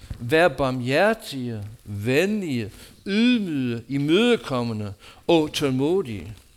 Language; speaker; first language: Danish; non-native, fluent; English